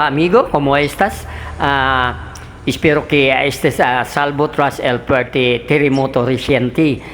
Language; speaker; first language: Spanish; non-native, learner; Filipino